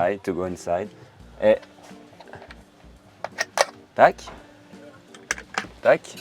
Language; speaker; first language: English; non-native, learner; French